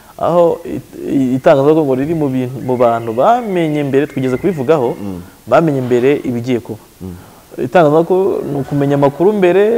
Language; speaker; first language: Kinyarwanda; native; Kinyarwanda